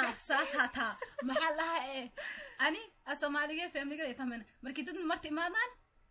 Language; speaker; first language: Somali; early bilingual, heritage; Somali